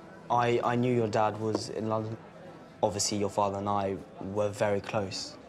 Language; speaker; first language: English; native; English